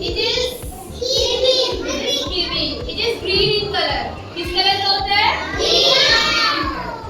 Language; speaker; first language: English; non-native, local second language; Hindi